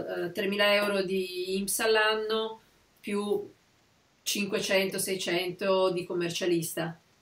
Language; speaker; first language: Italian; native; Italian